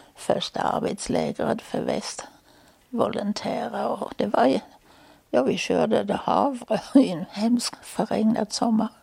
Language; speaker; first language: Swedish; non-native, fluent; German